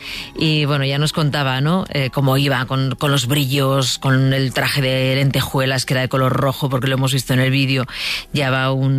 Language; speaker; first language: Spanish; native; Spanish